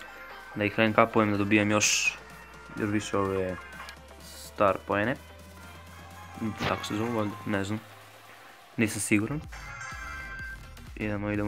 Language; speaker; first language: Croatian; early bilingual, heritage; Croatian